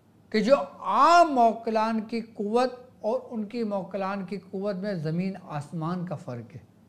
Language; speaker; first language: Urdu; native; Urdu